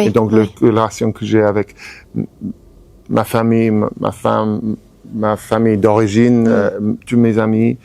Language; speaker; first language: French; non-native, fluent; English